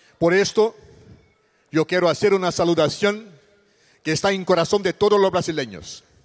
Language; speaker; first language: Spanish; non-native, learner; Portuguese